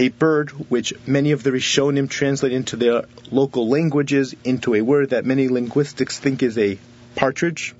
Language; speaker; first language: English; native; English